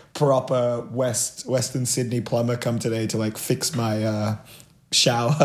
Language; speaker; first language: English; native; English